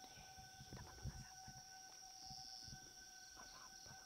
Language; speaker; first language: Indonesian; native; Indonesian